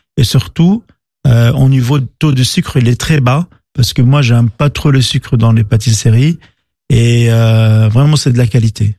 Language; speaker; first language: French; non-native, local second language; Arabic